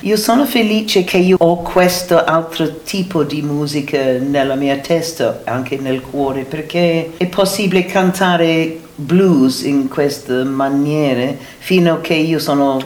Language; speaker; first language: Italian; non-native, learner; English